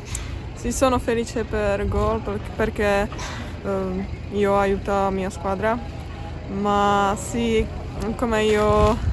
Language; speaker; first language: Italian; non-native, learner; Czech